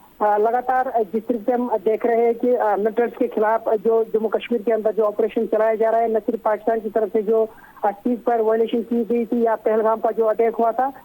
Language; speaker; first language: Urdu; non-native, local second language; Kashmiri